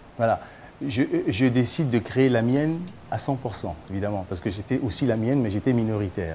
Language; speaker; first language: French; early bilingual, other home language; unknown